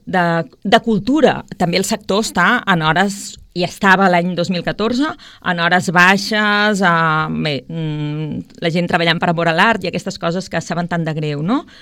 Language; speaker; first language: Catalan; native; Catalan